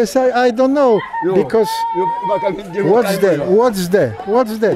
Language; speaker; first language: English; non-native, learner; Polish